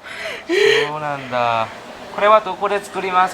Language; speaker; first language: Japanese; non-native, learner; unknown